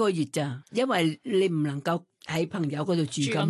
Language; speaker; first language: Cantonese; non-native, fluent; Thai